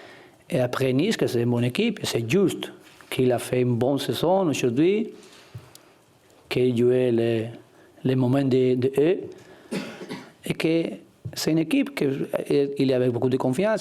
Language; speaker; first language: French; non-native, learner; Spanish